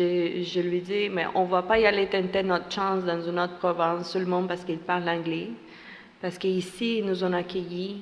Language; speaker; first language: French; non-native, fluent; Spanish